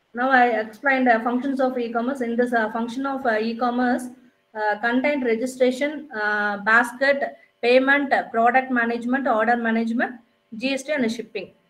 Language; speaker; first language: English; non-native, local second language; Tamil